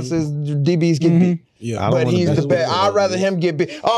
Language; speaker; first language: English; native; English